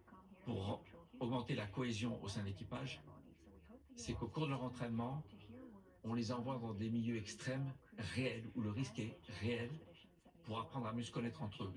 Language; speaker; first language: French; native; French